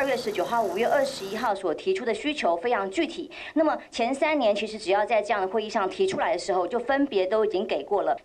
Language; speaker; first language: Chinese; native; Chinese